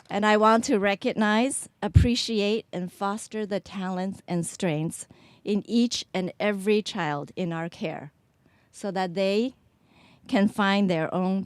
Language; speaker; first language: English; early bilingual, other home language; Chinese